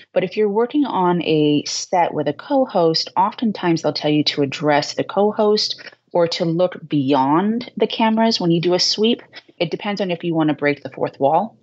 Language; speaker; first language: English; native; English